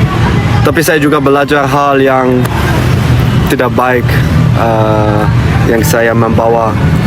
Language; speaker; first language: Indonesian; non-native, fluent; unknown